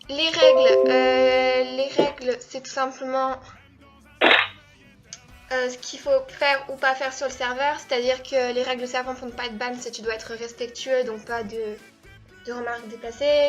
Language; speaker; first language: French; native; French